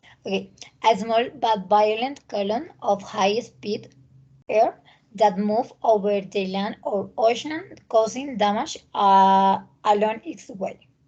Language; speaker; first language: English; non-native, learner; Spanish